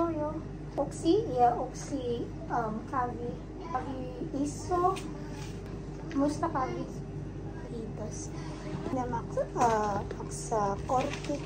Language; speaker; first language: Finnish; non-native, learner; Filipino